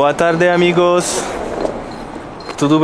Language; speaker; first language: Portuguese; non-native, learner; French